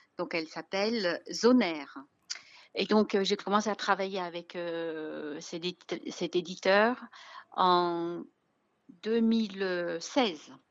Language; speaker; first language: French; non-native, fluent; Chinese